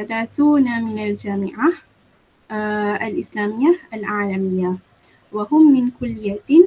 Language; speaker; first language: Arabic; non-native, learner; Malay